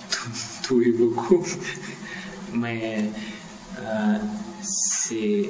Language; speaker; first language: French; non-native, learner; Russian